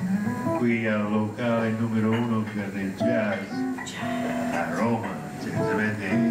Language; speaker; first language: Italian; non-native, learner; English